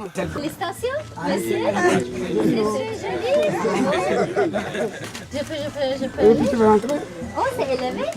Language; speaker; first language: French; non-native, learner; English